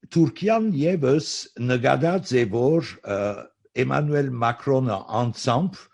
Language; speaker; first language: Armenian; early bilingual, heritage; Armenian